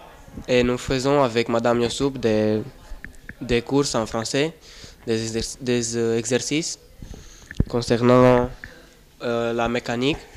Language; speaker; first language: French; non-native, fluent; Romanian